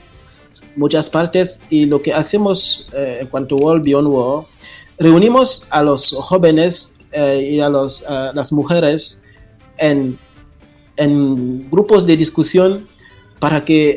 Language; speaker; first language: Spanish; non-native, fluent; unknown